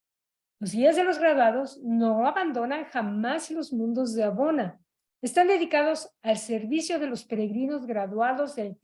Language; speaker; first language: Spanish; native; Spanish